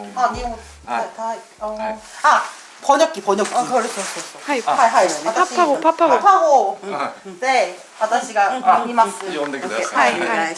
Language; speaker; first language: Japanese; non-native, learner; Korean